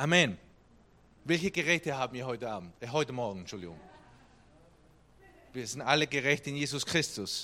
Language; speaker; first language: German; non-native, fluent; Spanish